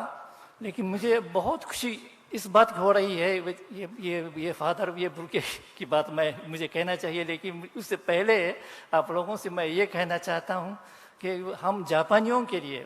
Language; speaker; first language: Hindi; non-native, fluent; Japanese